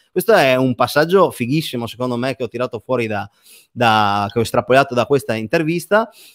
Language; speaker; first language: Italian; native; Italian